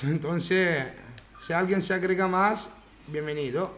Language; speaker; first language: Spanish; non-native, learner; Italian